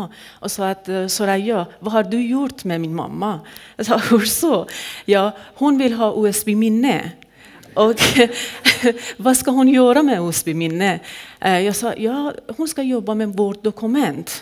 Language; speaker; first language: Swedish; non-native, fluent; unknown